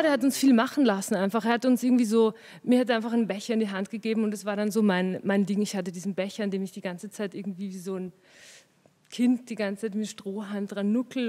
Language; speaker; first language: German; native; German